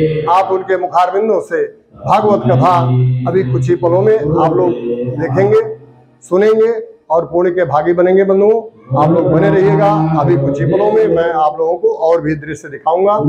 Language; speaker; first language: Hindi; native; Hindi